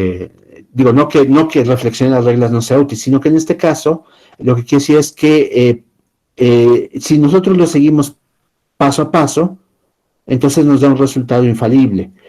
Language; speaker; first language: Spanish; native; Spanish